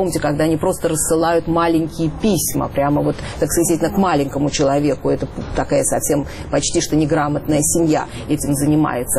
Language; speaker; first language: Russian; native; Russian